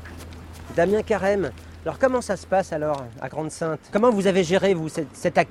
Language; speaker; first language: French; native; French